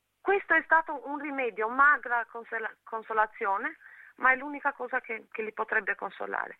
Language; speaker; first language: Italian; non-native, fluent; Albanian